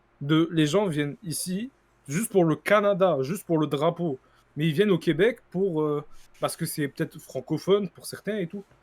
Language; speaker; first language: French; native; French